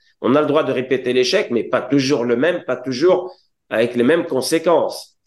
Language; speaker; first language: French; non-native, local second language; Arabic